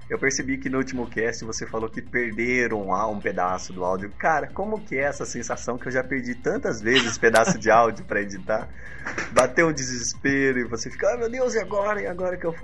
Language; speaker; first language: Portuguese; native; Portuguese